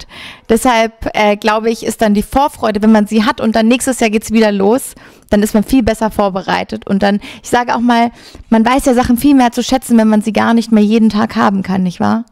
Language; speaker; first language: German; native; German